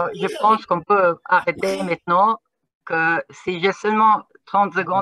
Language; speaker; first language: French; non-native, fluent; Croatian